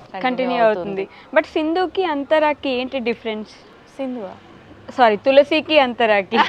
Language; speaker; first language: Telugu; native; Telugu